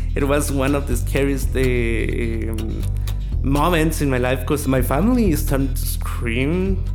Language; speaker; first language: English; non-native, learner; Spanish